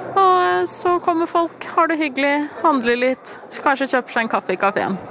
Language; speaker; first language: Norwegian; native; Norwegian